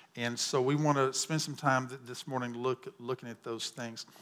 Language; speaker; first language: English; native; English